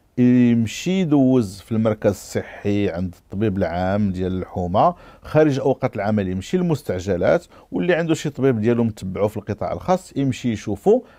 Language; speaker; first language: Arabic; native; Arabic